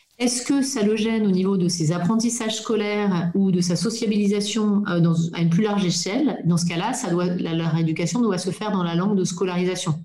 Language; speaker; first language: French; native; French